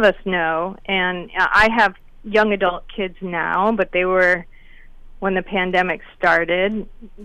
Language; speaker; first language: English; native; English